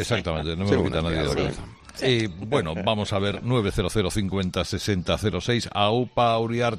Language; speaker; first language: Spanish; native; Spanish